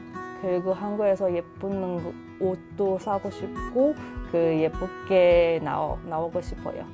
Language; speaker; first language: Korean; non-native, learner; Chinese